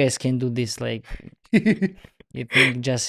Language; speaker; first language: English; non-native, learner; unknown